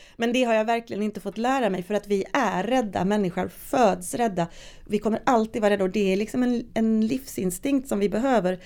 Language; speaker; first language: Swedish; native; Swedish